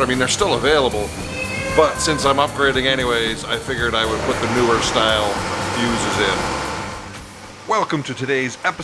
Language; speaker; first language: English; native; English